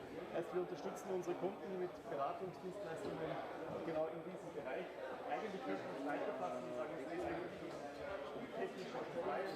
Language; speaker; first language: German; native; German